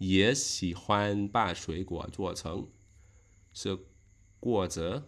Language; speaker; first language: Chinese; non-native, learner; Khmer